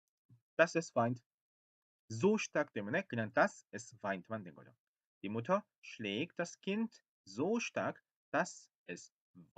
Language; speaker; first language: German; non-native, fluent; Korean